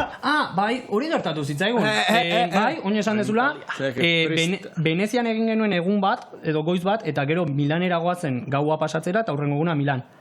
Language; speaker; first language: Basque; native; Basque